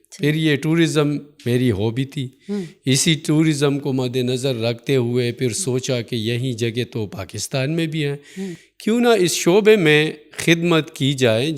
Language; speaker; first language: Urdu; non-native, local second language; Pashto